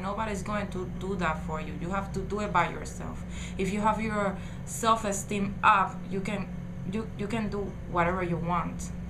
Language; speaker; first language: English; non-native, learner; Spanish